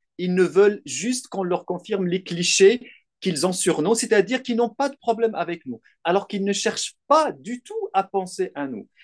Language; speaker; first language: French; non-native, local second language; Arabic